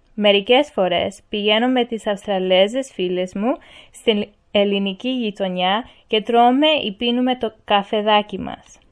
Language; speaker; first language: Greek; early bilingual, heritage; Greek